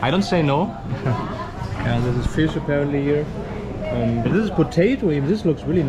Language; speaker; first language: English; non-native, fluent; German